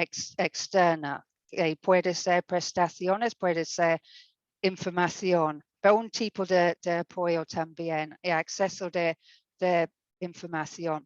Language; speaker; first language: Spanish; non-native, fluent; English